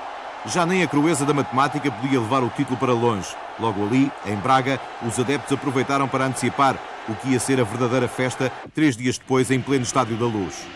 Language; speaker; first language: Portuguese; native; Portuguese